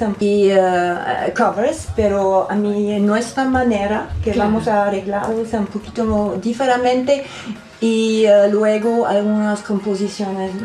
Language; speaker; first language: Spanish; non-native, learner; German